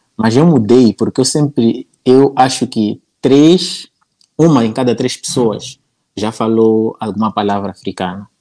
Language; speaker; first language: Portuguese; native; Portuguese